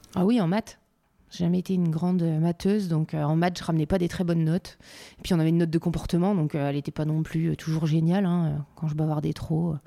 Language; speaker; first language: French; native; French